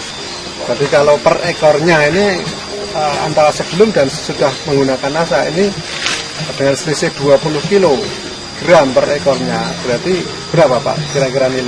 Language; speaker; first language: Indonesian; native; Indonesian